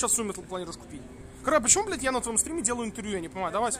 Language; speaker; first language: Russian; native; Russian